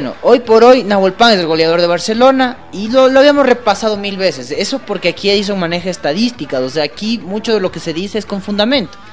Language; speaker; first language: Spanish; native; Spanish